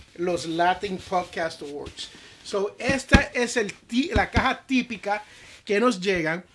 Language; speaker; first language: Spanish; native; Spanish